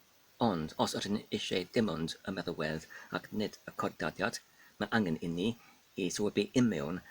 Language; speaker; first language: Welsh; non-native, learner; Polish